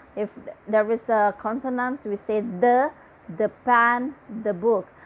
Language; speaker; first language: English; non-native, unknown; Indonesian